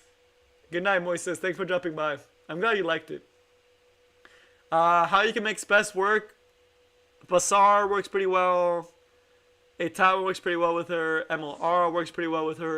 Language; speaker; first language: English; native; English